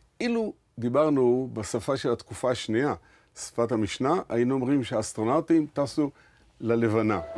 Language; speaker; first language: Hebrew; native; Hebrew